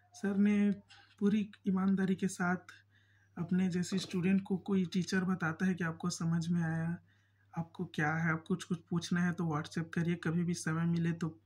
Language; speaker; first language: Hindi; native; Hindi